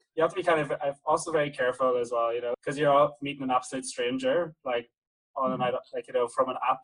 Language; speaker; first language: English; native; English